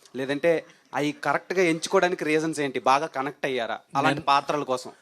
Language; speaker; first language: Telugu; native; Telugu